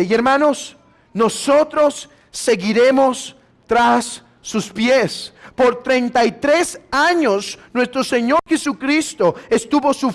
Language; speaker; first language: Spanish; native; Spanish